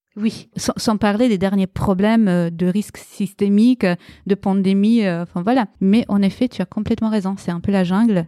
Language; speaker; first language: French; early bilingual, other home language; Romanian